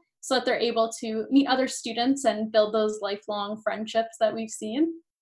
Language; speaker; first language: English; native; English